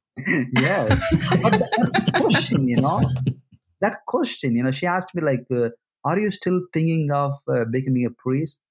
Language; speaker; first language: English; non-native, local second language; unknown